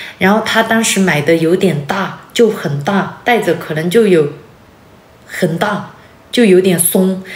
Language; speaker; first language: Chinese; non-native, local second language; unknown